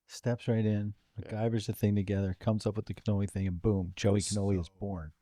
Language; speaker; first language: English; native; English